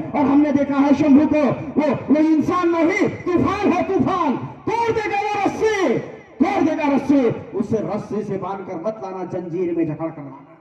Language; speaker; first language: Hindi; non-native, local second language; Marathi